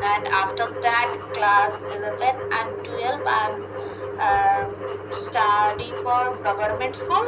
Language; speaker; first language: English; non-native, learner; Bangla